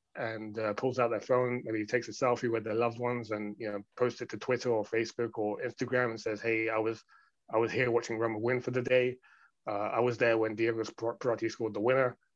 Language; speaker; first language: English; native; English